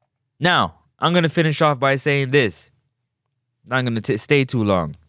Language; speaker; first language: English; native; English